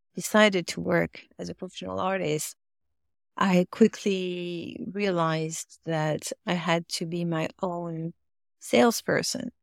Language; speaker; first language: English; non-native, fluent; French